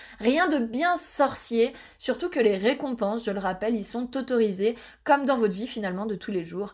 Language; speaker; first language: French; native; French